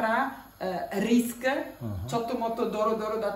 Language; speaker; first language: Japanese; non-native, learner; Italian